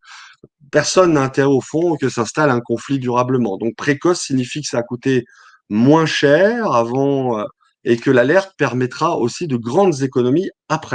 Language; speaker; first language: French; native; French